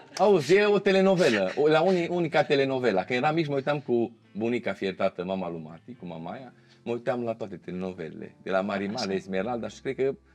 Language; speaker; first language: Romanian; early bilingual, heritage; Romanian